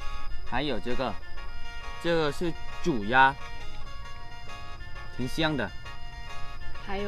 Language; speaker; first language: Chinese; non-native, fluent; Lao